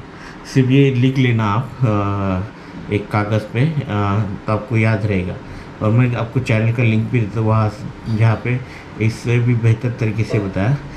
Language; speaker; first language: Hindi; non-native, local second language; Marathi